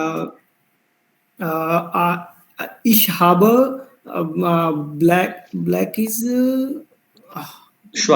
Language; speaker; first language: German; non-native, learner; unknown